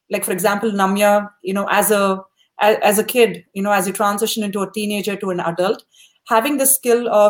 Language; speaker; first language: English; non-native, local second language; Tamil